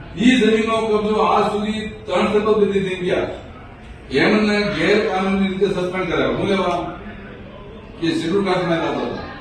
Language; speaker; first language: Gujarati; native; Gujarati